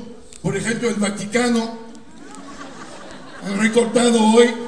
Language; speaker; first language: Spanish; non-native, fluent; Italian